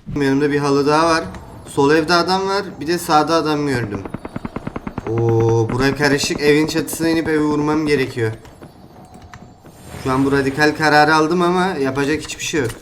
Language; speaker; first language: Turkish; native; Turkish